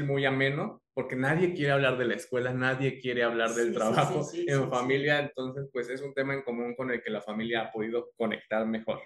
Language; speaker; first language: Spanish; native; Spanish